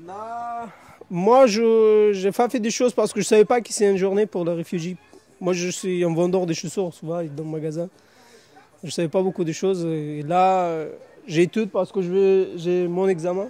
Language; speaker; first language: French; non-native, learner; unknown